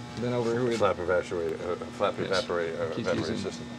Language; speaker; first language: English; native; English